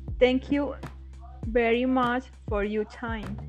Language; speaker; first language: English; non-native, learner; Spanish